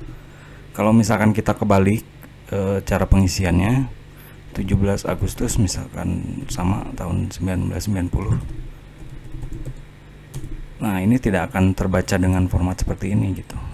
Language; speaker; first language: Indonesian; native; Indonesian